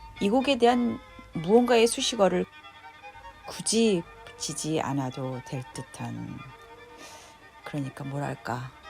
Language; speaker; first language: Korean; native; Korean